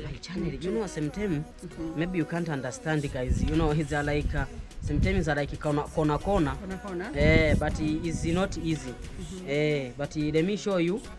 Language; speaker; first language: English; non-native, local second language; Swahili